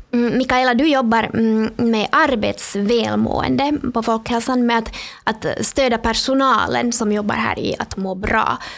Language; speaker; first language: Swedish; native; Swedish